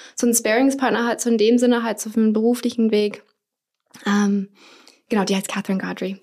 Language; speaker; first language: German; non-native, fluent; English